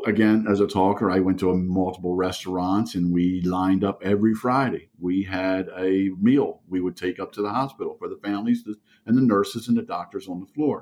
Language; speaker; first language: English; early bilingual, other home language; German